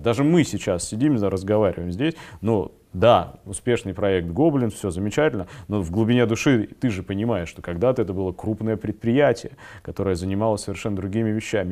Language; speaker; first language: Russian; native; Russian